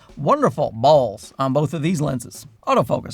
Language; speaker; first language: English; native; English